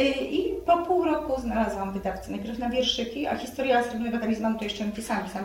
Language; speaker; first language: Polish; native; Polish